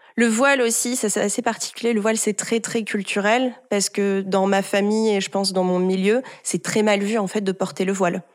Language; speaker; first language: French; early bilingual, heritage; French